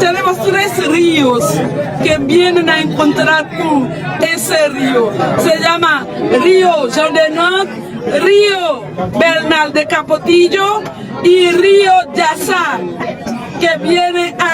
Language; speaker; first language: Spanish; non-native, fluent; Haitian Creole